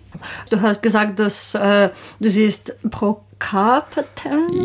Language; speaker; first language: German; non-native, learner; Ukrainian